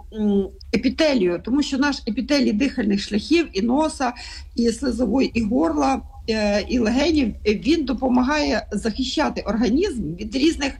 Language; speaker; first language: Ukrainian; native; Ukrainian